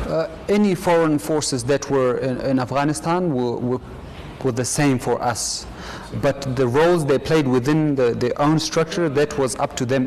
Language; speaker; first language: English; non-native, fluent; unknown